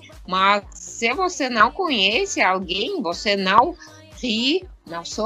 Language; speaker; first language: Portuguese; non-native, fluent; Russian